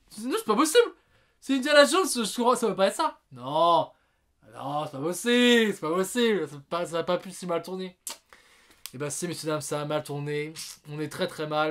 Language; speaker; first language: French; native; French